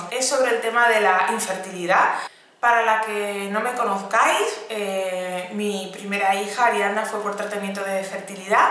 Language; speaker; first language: Spanish; native; Spanish